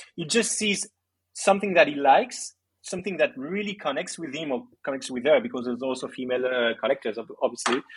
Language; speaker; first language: English; early bilingual, other home language; Greek